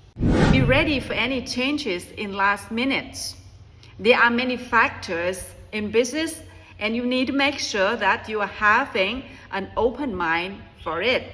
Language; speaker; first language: English; non-native, fluent; Vietnamese